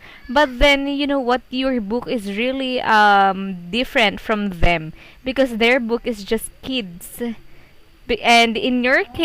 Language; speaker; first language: English; non-native, fluent; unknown